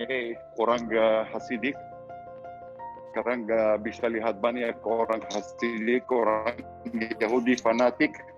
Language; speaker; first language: Indonesian; non-native, learner; Hebrew